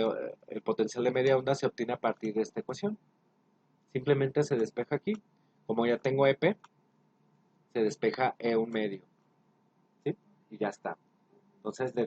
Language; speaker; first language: Spanish; native; Spanish